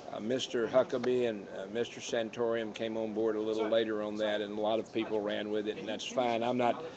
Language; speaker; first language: English; native; English